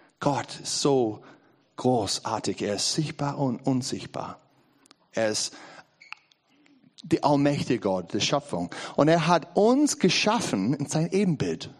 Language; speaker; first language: German; non-native, learner; English